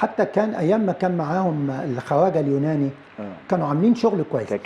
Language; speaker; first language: Arabic; native; Arabic